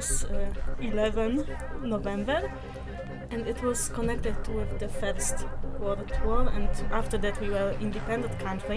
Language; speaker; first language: English; non-native, learner; Polish